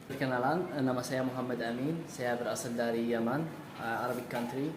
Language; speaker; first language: Indonesian; non-native, learner; Arabic